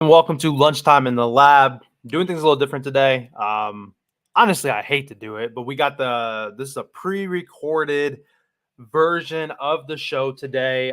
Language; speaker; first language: English; native; English